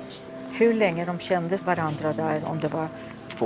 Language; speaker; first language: Swedish; early bilingual, other home language; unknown